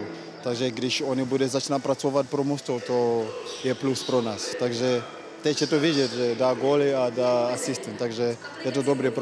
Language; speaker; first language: Czech; non-native, learner; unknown